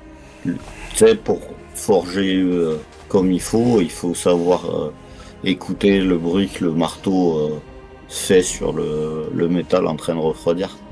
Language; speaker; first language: French; native; French